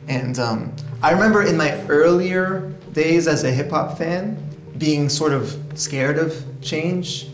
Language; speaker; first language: English; native; English